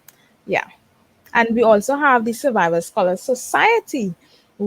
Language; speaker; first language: English; native; English